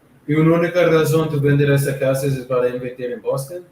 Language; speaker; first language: Spanish; non-native, learner; English